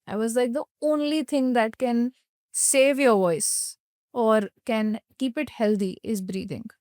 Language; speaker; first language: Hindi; non-native, local second language; Gujarati